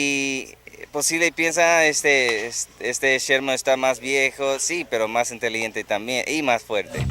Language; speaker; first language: Spanish; non-native, fluent; English